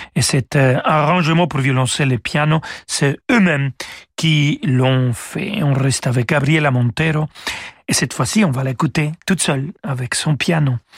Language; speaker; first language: French; non-native, fluent; Spanish